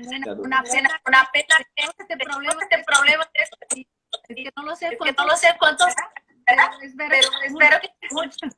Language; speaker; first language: Spanish; non-native, learner; Portuguese